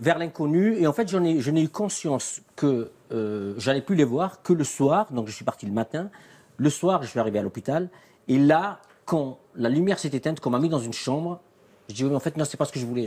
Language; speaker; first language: French; native; French